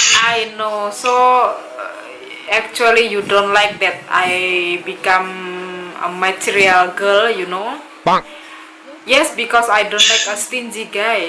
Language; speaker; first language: English; non-native, local second language; Indonesian